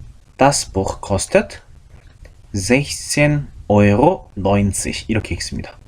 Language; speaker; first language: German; non-native, fluent; Korean